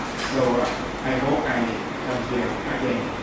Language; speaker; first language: English; non-native, learner; Thai